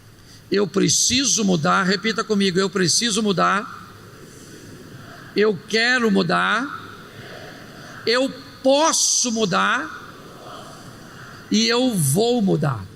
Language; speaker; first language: Portuguese; native; Portuguese